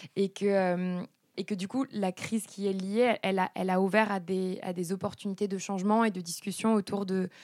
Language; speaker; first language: French; native; French